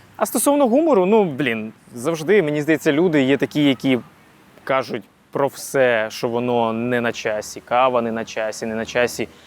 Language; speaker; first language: Ukrainian; non-native, local second language; Russian